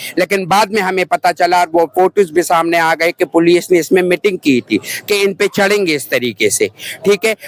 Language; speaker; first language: Urdu; non-native, local second language; Pashto